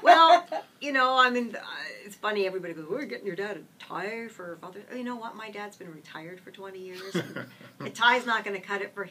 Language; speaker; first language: English; native; English